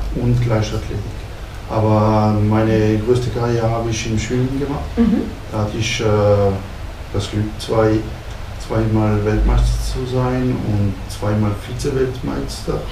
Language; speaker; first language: German; non-native, fluent; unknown